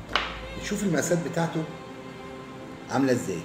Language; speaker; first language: Arabic; native; Arabic